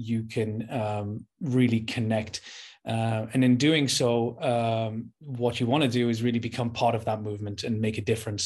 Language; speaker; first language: English; native; English